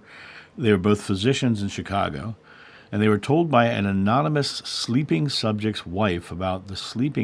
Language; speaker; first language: English; native; English